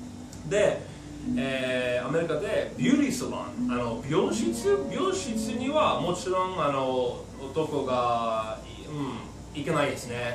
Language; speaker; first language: Japanese; non-native, fluent; English